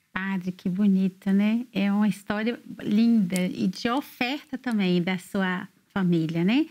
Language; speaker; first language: Portuguese; native; Portuguese